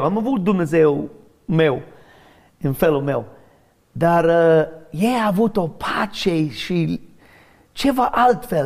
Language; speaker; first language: Romanian; non-native, learner; English